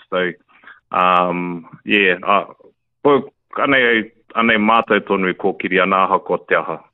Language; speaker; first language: English; native; English